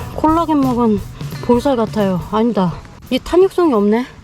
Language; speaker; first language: Korean; native; Korean